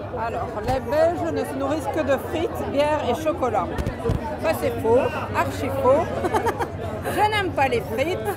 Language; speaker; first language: French; native; French